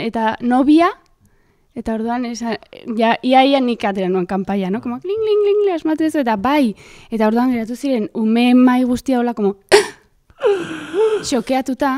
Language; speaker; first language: Basque; native; Basque